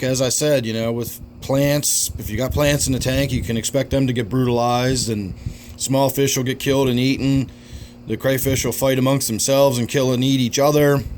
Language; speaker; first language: English; native; English